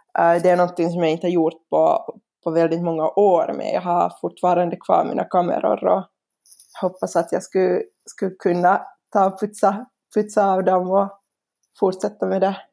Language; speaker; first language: Swedish; native; Swedish